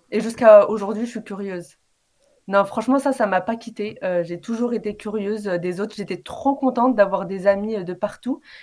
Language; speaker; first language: French; early bilingual, other home language; Arabic